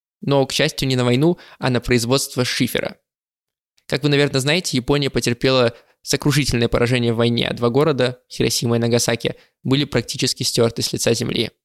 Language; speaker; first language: Russian; native; Russian